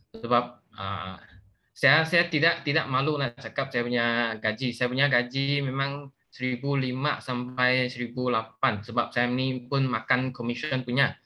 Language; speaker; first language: Malay; non-native, local second language; Chinese